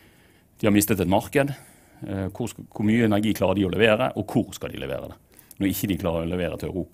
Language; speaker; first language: Norwegian; native; Norwegian